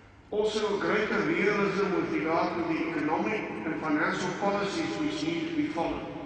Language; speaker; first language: English; non-native, local second language; Afrikaans